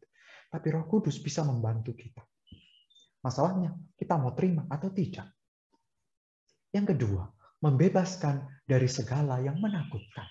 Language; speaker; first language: Indonesian; native; Indonesian